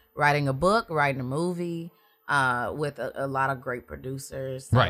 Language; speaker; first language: English; native; English